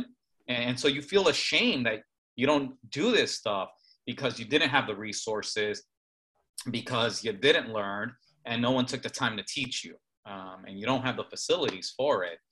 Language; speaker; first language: English; native; English